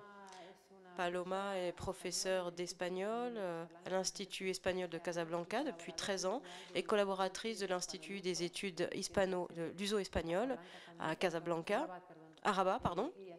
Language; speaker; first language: French; non-native, fluent; Spanish